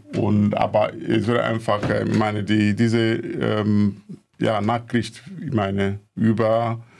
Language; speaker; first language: German; non-native, fluent; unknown